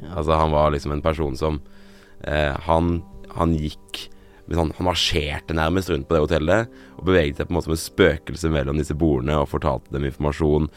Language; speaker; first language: Norwegian; native; Norwegian